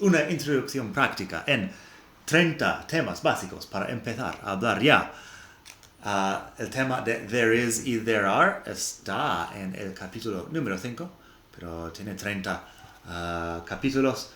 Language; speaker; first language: Spanish; non-native, fluent; English